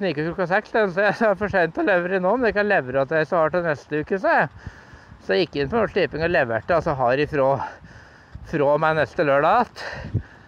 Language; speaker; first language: Norwegian; native; Norwegian